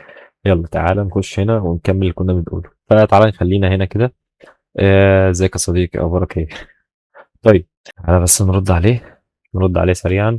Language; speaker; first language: Arabic; native; Arabic